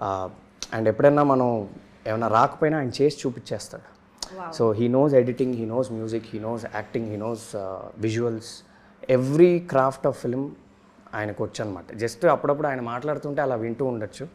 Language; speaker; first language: Telugu; native; Telugu